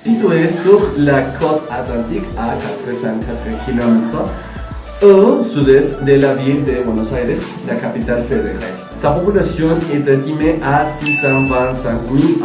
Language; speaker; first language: French; non-native, learner; Spanish